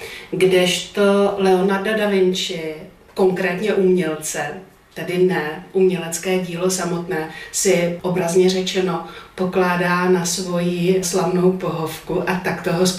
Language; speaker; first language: Czech; native; Czech